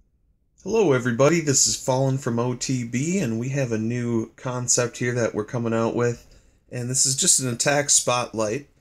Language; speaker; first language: English; native; English